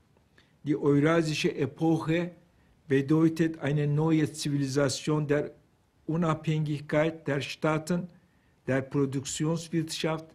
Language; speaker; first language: German; non-native, fluent; Turkish